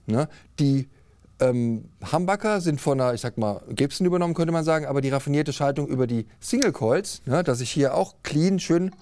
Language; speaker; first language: German; native; German